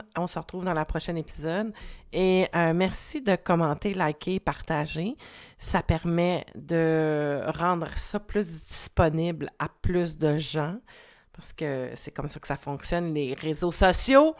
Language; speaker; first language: French; native; French